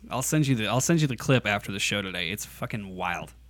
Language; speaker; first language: English; native; English